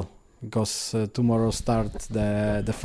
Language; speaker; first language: English; non-native, learner; Polish